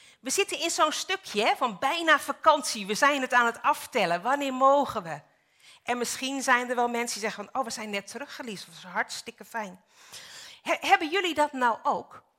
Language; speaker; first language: Dutch; native; Dutch